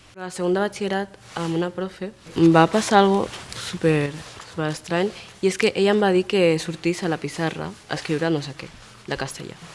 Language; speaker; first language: Catalan; early bilingual, other home language; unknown